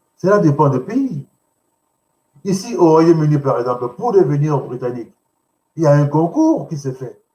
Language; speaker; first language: French; non-native, local second language; Lingala